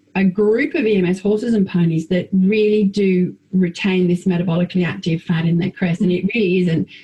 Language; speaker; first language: English; native; English